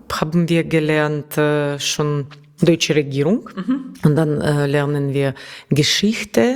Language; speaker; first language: German; non-native, learner; Russian